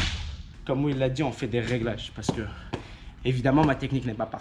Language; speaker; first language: French; native; French